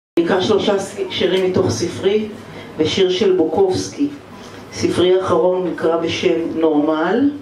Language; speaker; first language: Hebrew; native; Hebrew